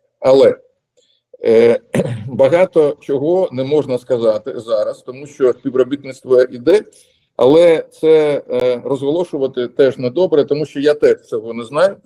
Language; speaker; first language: Ukrainian; non-native, local second language; Russian